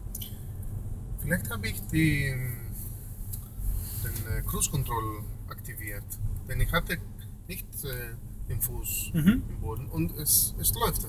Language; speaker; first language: German; non-native, learner; Greek